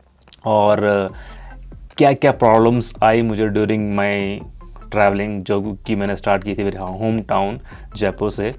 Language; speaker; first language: Hindi; native; Hindi